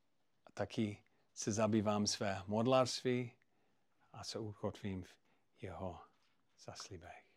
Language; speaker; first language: Czech; non-native, fluent; English